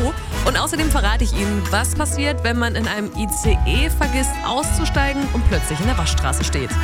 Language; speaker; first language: German; native; German